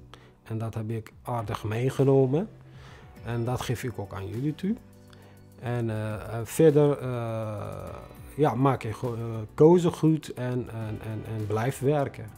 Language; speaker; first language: Dutch; non-native, fluent; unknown